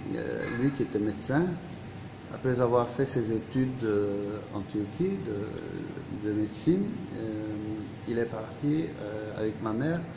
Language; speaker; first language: French; non-native, fluent; Turkish